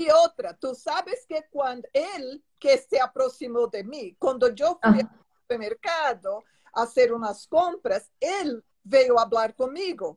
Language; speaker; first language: Spanish; non-native, learner; Portuguese